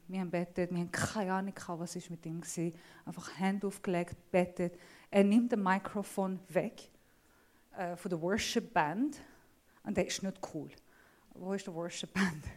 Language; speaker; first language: German; non-native, fluent; Assyrian Neo-Aramaic